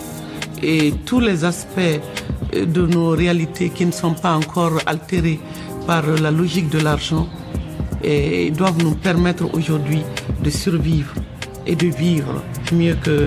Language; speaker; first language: French; non-native, local second language; Bambara